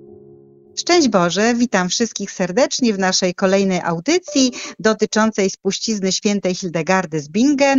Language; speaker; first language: Polish; native; Polish